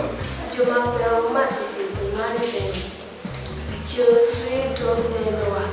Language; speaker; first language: French; non-native, learner; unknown